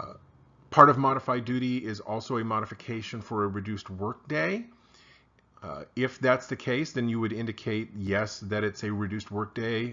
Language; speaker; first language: English; native; English